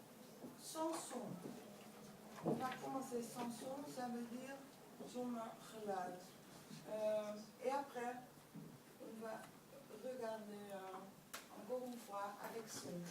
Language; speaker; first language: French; non-native, fluent; Dutch